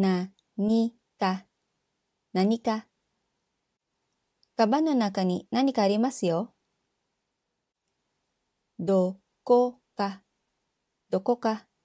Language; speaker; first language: Japanese; non-native, fluent; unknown